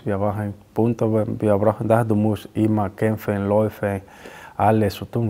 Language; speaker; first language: German; non-native, learner; Spanish